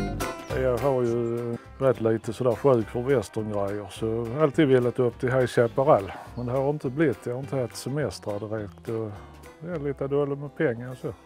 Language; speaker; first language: Swedish; native; Swedish